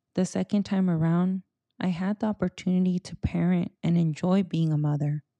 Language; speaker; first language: English; early bilingual, other home language; Spanish